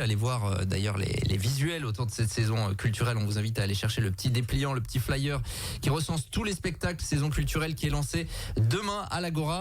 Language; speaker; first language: French; native; French